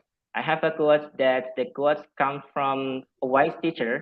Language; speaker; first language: English; non-native, fluent; Javanese